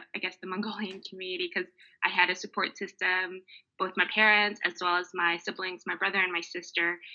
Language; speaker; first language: English; early bilingual, other home language; Mongolian